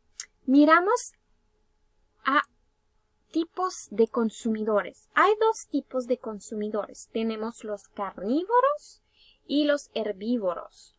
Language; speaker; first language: Spanish; early bilingual, heritage; Spanish